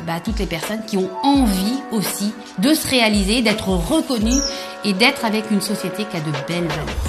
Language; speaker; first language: French; native; French